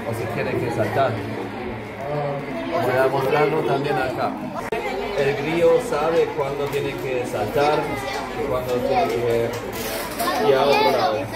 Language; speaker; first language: Spanish; non-native, fluent; German